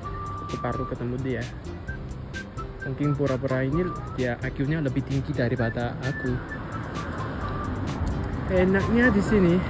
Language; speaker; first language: Indonesian; non-native, fluent; Chinese